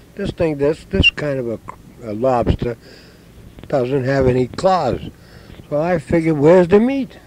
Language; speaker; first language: English; native; English